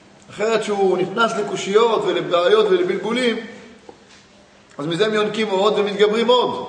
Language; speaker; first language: Hebrew; native; Hebrew